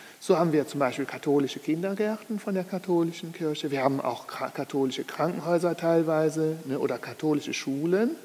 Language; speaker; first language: German; native; German